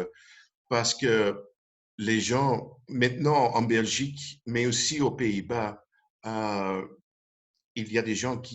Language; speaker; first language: French; non-native, local second language; Dutch